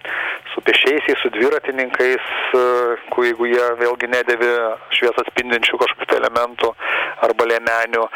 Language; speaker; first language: Lithuanian; native; Lithuanian